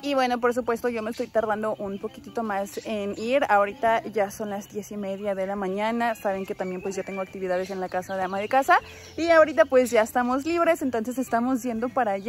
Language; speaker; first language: Spanish; native; Spanish